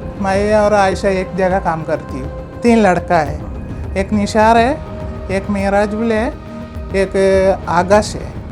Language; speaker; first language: Hindi; non-native, local second language; Malayalam